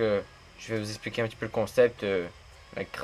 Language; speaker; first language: French; native; French